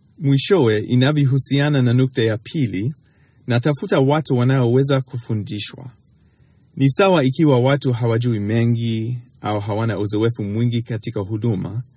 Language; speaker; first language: Swahili; early bilingual, other home language; English